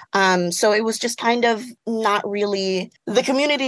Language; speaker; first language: English; native; English